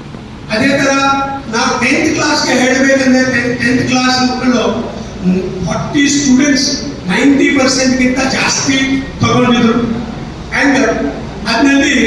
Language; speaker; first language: Kannada; non-native, learner; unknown